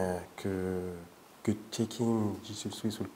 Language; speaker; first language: Korean; non-native, learner; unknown